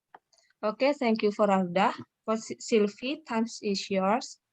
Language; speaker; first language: English; non-native, learner; Indonesian